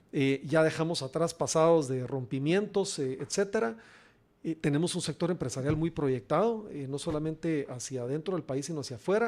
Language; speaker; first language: Spanish; native; Spanish